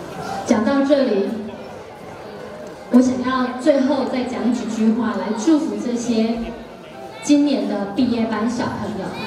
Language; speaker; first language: Chinese; native; Chinese